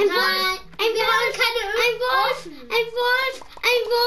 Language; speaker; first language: German; non-native, learner; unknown